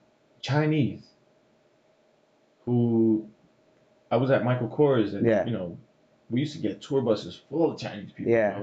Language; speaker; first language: English; early bilingual, other home language; Spanish